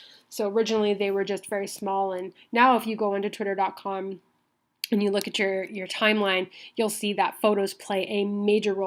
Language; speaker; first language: English; native; English